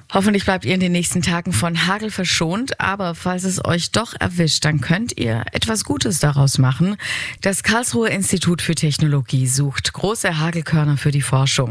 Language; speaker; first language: German; native; German